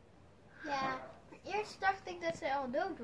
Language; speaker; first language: Dutch; early bilingual, other home language; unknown